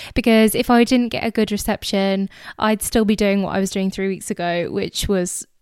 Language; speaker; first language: English; native; English